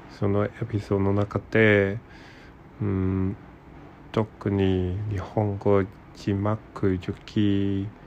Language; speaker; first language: Japanese; non-native, learner; Cantonese